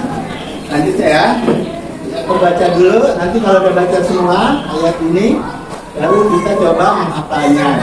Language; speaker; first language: Indonesian; native; Indonesian